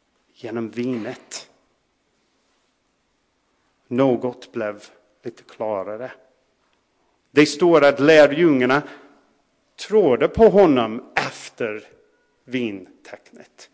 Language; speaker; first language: Swedish; non-native, fluent; English